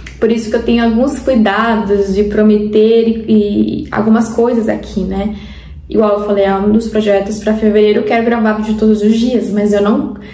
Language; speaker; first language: Portuguese; non-native, fluent; Spanish